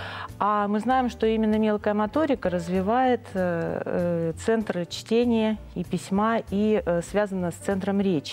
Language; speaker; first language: Russian; native; Russian